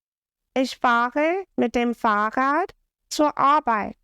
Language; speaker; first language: German; non-native, fluent; English